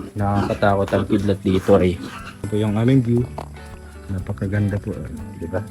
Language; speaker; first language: Filipino; non-native, local second language; Bikol